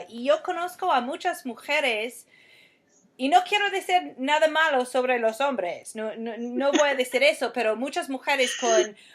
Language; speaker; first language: Spanish; non-native, fluent; English